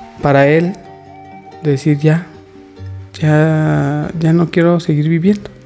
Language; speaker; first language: Spanish; native; Spanish